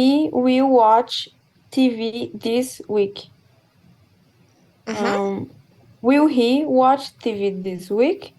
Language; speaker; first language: English; non-native, learner; Portuguese